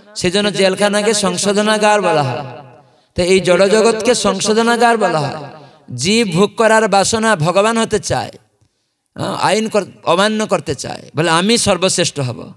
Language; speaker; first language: Bangla; non-native, fluent; Odia